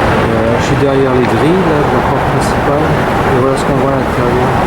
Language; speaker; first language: French; native; French